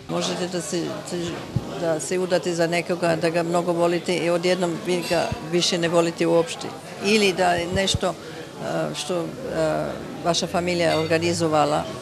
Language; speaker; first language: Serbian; early bilingual, heritage; Serbian